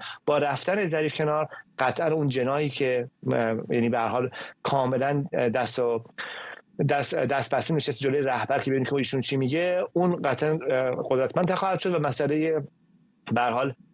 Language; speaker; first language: Persian; native; Persian